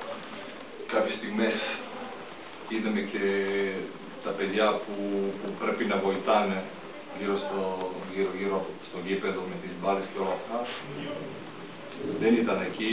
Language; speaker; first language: Greek; non-native, fluent; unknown